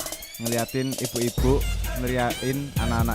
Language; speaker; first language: Indonesian; native; Indonesian